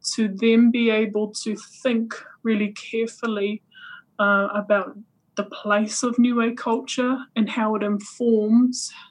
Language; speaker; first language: English; native; English